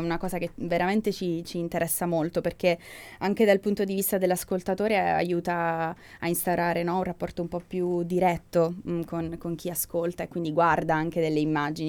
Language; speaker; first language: Italian; native; Italian